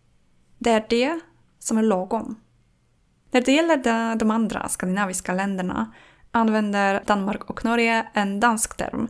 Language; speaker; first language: Swedish; non-native, fluent; Polish